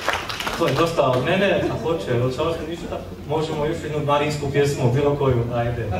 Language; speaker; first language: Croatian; early bilingual, heritage; Croatian